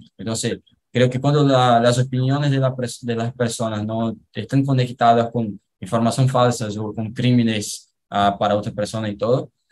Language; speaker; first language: Spanish; non-native, learner; Portuguese